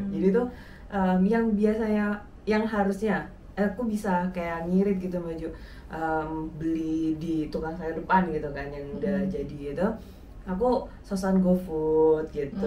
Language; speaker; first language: Indonesian; native; Indonesian